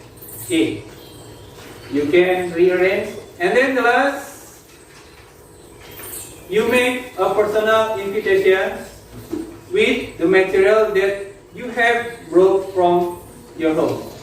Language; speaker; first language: English; non-native, learner; Indonesian